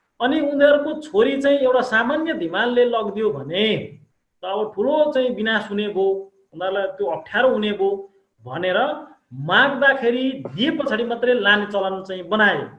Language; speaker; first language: Nepali; non-native, local second language; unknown